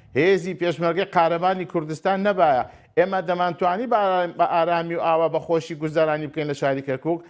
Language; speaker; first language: Central Kurdish; non-native, local second language; Turkish